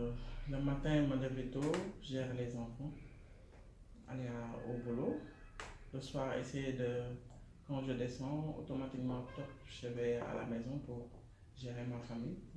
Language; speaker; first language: French; non-native, local second language; Wolof